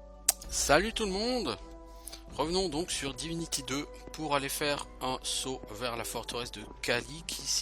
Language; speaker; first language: French; native; French